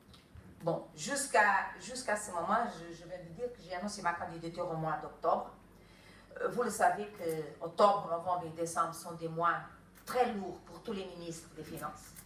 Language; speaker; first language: French; non-native, fluent; Kabuverdianu